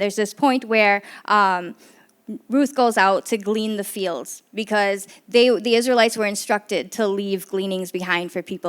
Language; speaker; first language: English; native; English